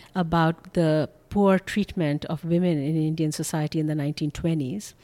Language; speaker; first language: English; non-native, local second language; Bangla